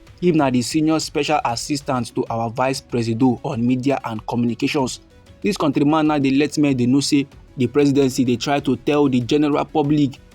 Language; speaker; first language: Nigerian Pidgin; native; Nigerian Pidgin